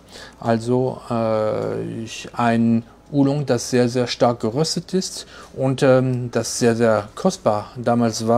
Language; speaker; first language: German; non-native, fluent; French